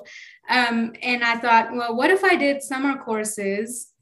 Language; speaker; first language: English; non-native, local second language; Kannada